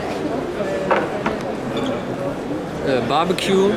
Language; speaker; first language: German; native; German